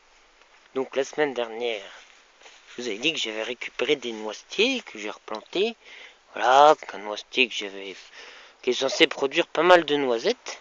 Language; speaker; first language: French; native; French